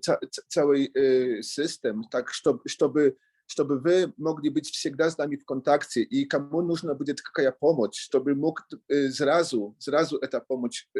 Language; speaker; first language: Russian; non-native, learner; Polish